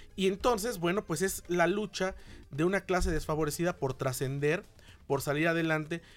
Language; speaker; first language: Spanish; native; Spanish